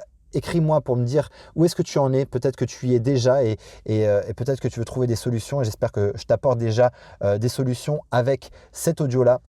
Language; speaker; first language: French; native; French